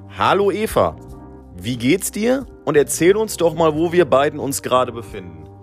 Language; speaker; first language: German; native; German